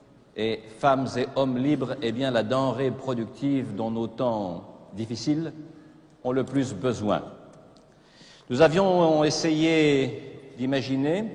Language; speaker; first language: French; native; French